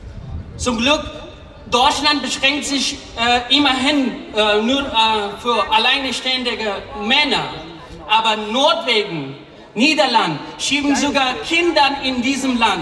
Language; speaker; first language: German; non-native, fluent; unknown